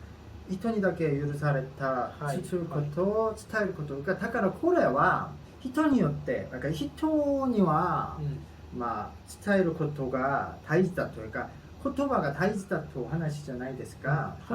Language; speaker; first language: Japanese; non-native, learner; Korean